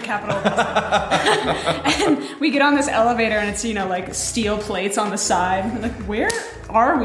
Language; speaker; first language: English; native; English